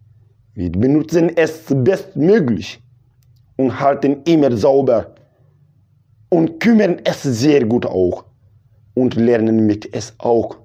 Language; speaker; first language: German; non-native, local second language; Bambara